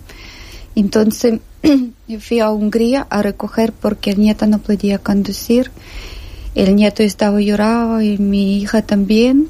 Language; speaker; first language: Spanish; non-native, learner; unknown